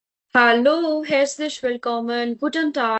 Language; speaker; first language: German; non-native, fluent; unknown